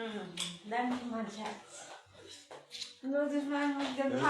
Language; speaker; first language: German; non-native, learner; Filipino